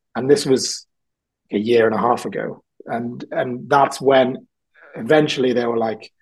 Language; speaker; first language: English; native; English